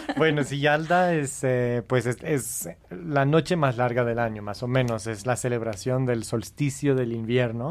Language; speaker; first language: Spanish; non-native, fluent; English